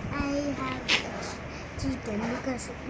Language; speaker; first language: English; non-native, learner; Filipino